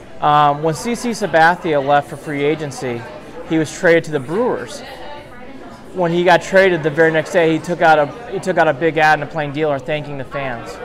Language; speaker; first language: English; native; English